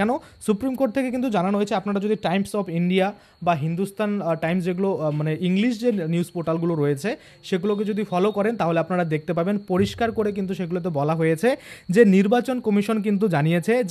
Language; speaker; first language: Bangla; native; Bangla